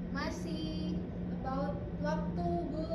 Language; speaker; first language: Indonesian; non-native, learner; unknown